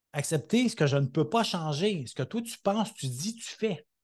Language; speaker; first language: French; native; French